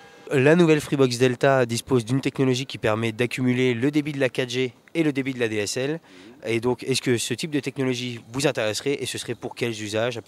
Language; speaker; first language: French; native; French